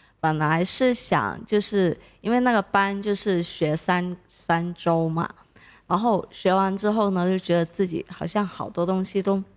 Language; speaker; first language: Chinese; non-native, local second language; Cantonese